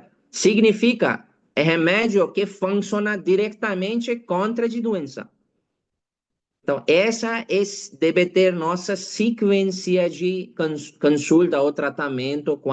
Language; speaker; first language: Portuguese; non-native, learner; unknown